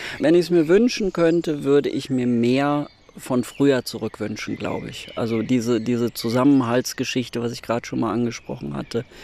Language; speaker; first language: German; native; German